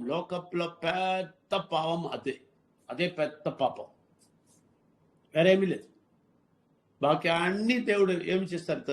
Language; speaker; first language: Telugu; non-native, learner; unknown